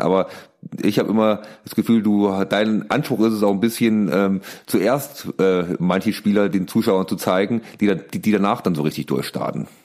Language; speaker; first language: German; native; German